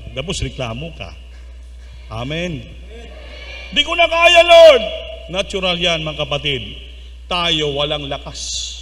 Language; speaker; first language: Filipino; non-native, local second language; Cebuano